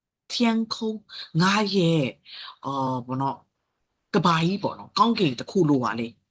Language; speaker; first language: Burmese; native; Burmese